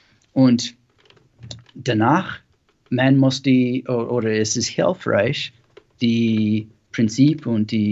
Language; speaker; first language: German; non-native, learner; English